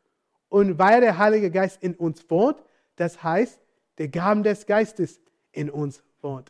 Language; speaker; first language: German; non-native, fluent; English